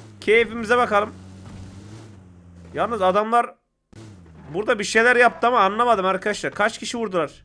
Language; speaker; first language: Turkish; native; Turkish